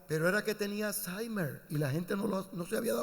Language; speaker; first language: Spanish; native; Spanish